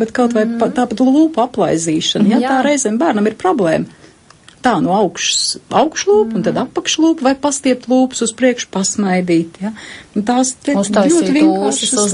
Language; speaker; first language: Latvian; native; Latvian